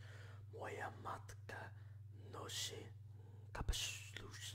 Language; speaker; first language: Polish; non-native, learner; English